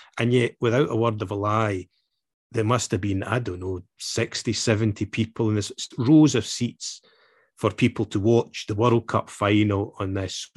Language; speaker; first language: English; native; English